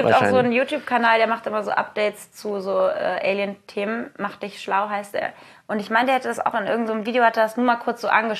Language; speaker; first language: German; native; German